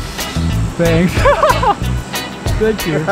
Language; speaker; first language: English; non-native, learner; Korean